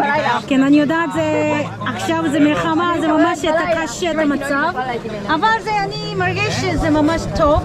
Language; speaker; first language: Hebrew; non-native, learner; Korean